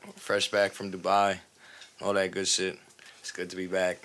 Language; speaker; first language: English; native; English